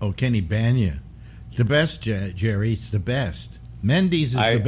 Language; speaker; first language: English; native; English